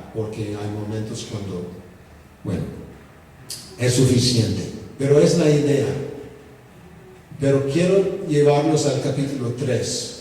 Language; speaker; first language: Spanish; non-native, fluent; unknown